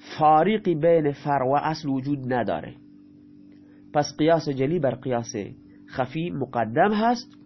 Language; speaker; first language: Persian; non-native, local second language; Baluchi